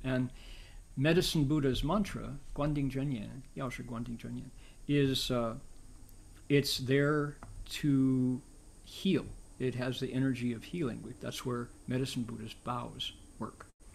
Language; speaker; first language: English; native; English